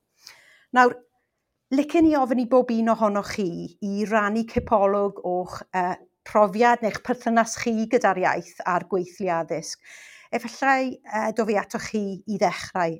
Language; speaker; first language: Welsh; non-native, local second language; English